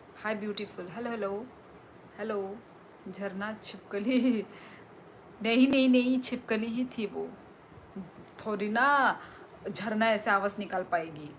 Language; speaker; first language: Hindi; non-native, local second language; Kok Borok